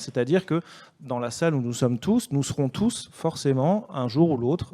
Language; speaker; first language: French; native; French